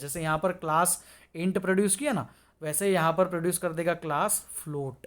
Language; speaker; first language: Hindi; native; Hindi